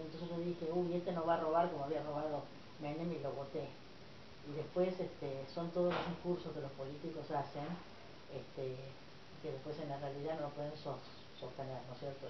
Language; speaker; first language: Spanish; native; Spanish